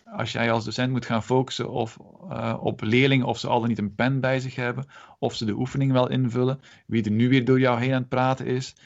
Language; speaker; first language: Dutch; native; Dutch